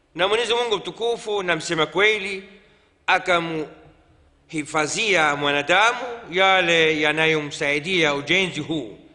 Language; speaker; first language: Swahili; non-native, fluent; Arabic